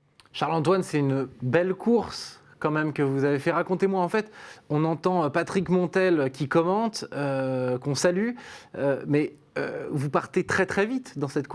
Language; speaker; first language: French; native; French